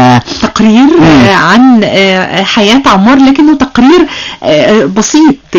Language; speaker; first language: Arabic; native; Arabic